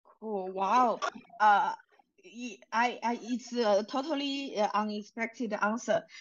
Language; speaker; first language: English; non-native, fluent; Chinese